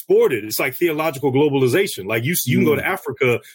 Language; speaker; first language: English; native; English